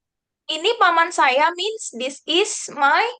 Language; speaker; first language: English; non-native, fluent; Indonesian